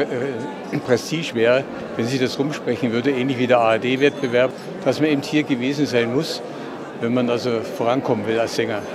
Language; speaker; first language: German; native; German